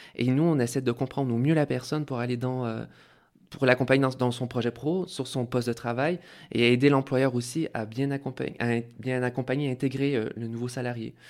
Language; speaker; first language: French; native; French